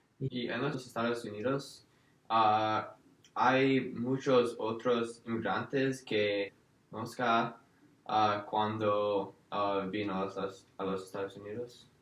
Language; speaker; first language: Spanish; non-native, learner; English